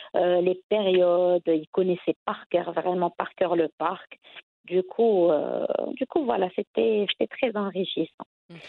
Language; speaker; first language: French; non-native, local second language; Arabic